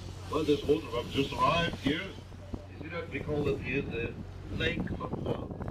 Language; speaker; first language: English; non-native, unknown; Dutch